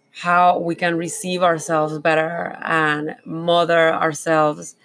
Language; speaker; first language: English; non-native, fluent; Spanish